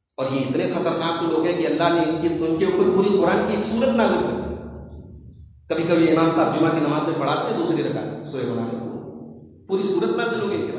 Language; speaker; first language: Urdu; native; Urdu